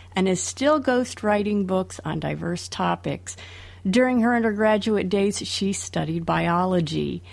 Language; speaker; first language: English; native; English